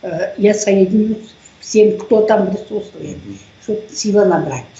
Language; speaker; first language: Russian; non-native, local second language; Tuvinian